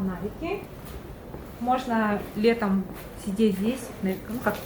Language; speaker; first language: Russian; native; Russian